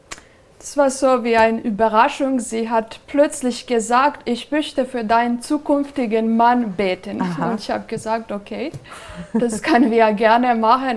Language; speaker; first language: German; non-native, fluent; Serbian